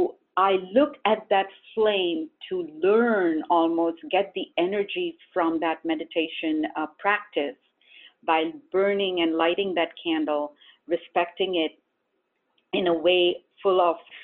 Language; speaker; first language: English; non-native, local second language; Gujarati